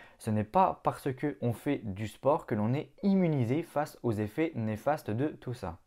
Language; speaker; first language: French; native; French